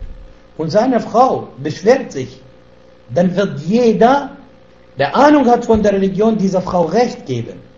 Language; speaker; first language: German; non-native, fluent; Arabic